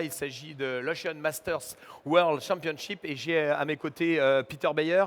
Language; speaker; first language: French; native; French